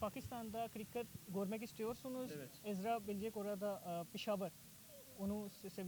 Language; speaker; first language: Turkish; non-native, learner; Urdu